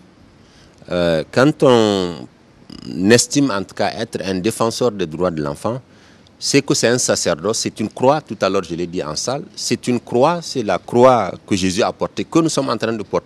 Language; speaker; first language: French; native; French